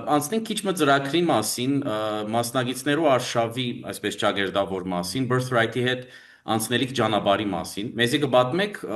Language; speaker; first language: Armenian; early bilingual, heritage; Armenian